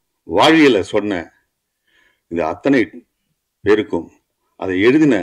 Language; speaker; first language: Tamil; native; Tamil